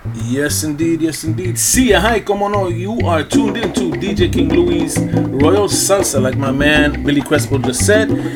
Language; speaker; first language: English; early bilingual, other home language; Spanish